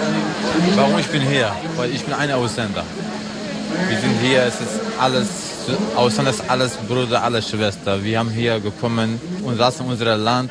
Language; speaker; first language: German; non-native, learner; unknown